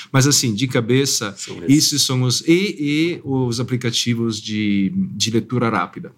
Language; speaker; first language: Portuguese; non-native, fluent; Italian